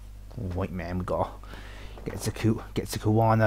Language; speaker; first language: English; native; English